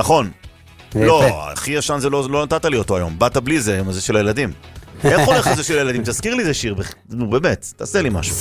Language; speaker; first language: Hebrew; native; Hebrew